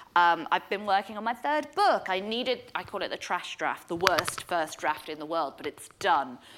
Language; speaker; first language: English; native; English